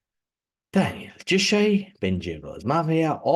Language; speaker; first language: Polish; non-native, learner; English